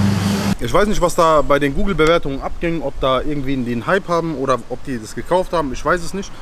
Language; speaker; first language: German; non-native, local second language; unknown